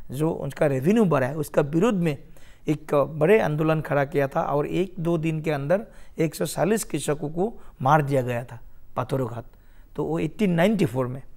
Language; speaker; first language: Hindi; non-native, local second language; Assamese